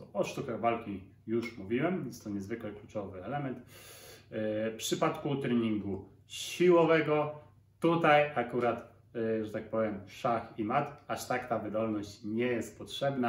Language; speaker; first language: Polish; native; Polish